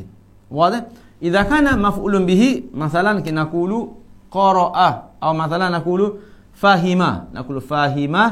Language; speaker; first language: Arabic; non-native, fluent; Malay